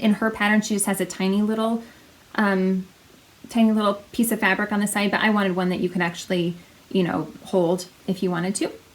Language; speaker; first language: English; native; English